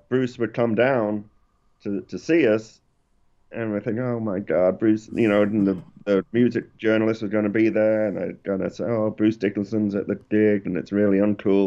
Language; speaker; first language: English; native; English